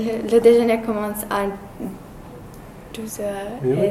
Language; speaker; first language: French; non-native, learner; English